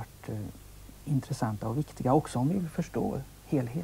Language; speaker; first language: Swedish; native; Swedish